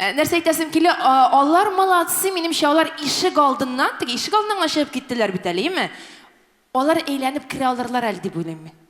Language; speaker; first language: Tatar; early bilingual, heritage; Tatar